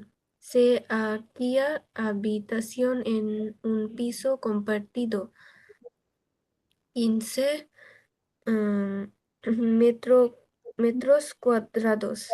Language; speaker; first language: Spanish; non-native, learner; Bangla